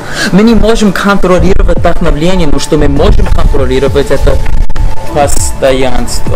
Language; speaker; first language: Russian; non-native, fluent; English